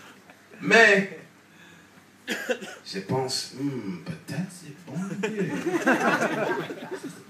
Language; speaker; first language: French; non-native, learner; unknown